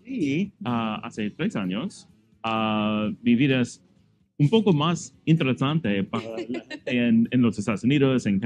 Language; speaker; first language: Spanish; non-native, learner; English